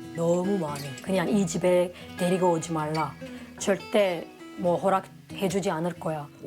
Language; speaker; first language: Korean; non-native, fluent; Turkish